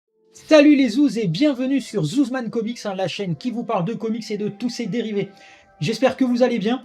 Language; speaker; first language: French; native; French